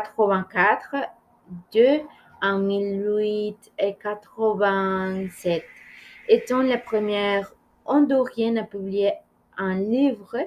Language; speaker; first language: French; non-native, learner; Spanish